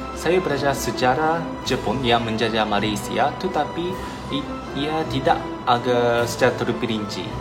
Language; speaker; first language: Malay; non-native, fluent; Japanese